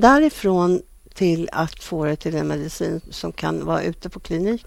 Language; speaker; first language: Swedish; native; Swedish